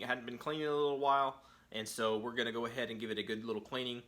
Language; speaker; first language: English; native; English